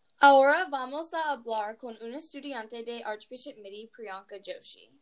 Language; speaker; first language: Spanish; non-native, learner; English